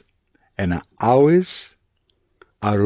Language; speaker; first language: Arabic; non-native, learner; English